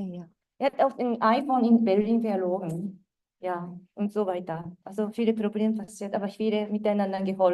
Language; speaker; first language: German; non-native, fluent; Japanese